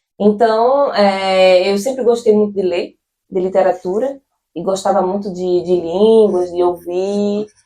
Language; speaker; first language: Portuguese; native; Portuguese